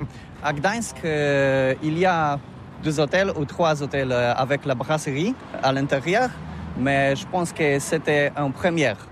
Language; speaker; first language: French; non-native, learner; Polish